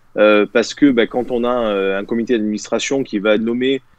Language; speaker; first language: French; native; French